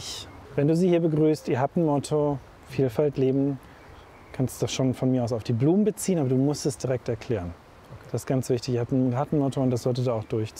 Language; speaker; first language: German; native; German